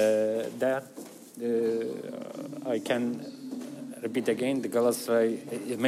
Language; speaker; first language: English; non-native, learner; Turkish